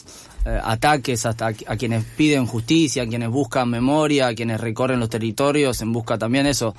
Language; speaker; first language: Spanish; native; Spanish